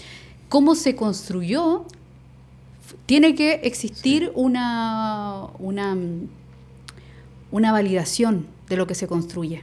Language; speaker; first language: Spanish; native; Spanish